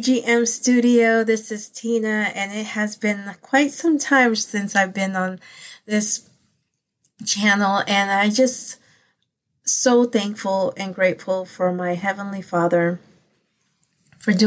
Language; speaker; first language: English; early bilingual, other home language; Pangasinan